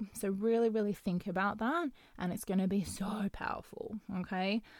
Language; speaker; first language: English; native; English